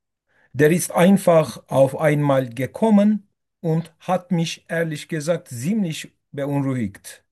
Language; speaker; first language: German; non-native, learner; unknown